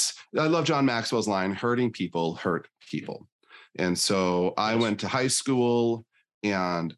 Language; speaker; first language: English; native; English